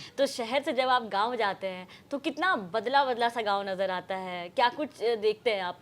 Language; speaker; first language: Hindi; native; Hindi